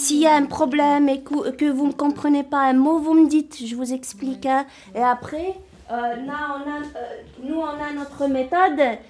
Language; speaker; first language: French; non-native, local second language; Kabyle